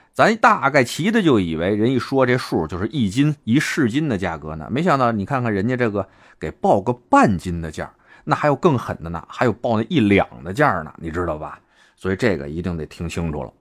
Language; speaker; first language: Chinese; native; Chinese